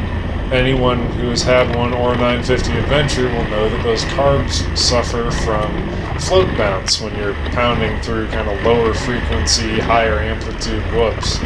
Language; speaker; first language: English; native; English